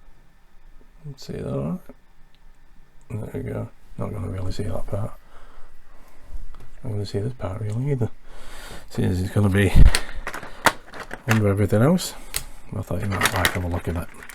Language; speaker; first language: English; native; English